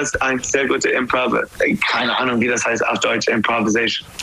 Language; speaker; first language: German; non-native, learner; English